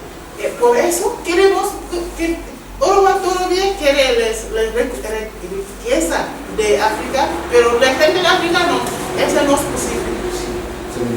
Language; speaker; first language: Spanish; non-native, learner; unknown